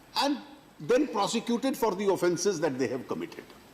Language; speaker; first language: English; non-native, local second language; Hindi